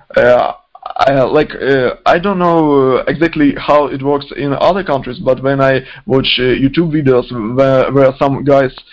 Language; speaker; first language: English; non-native, fluent; Ukrainian